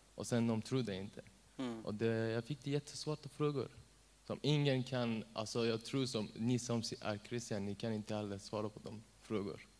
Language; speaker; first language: Swedish; non-native, learner; Persian